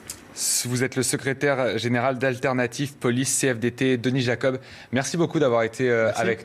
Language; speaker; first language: French; native; French